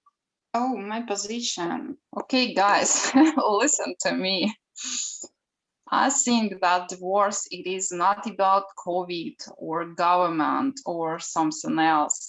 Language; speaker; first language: English; non-native, learner; Ukrainian